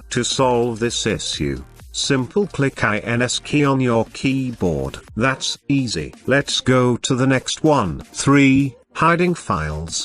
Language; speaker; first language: English; non-native, fluent; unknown